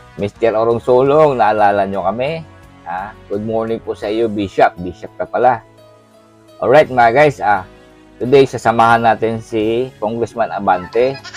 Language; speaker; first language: Filipino; non-native, local second language; Cebuano